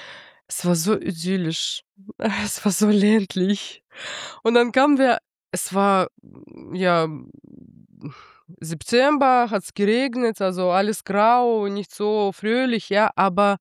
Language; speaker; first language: German; non-native, fluent; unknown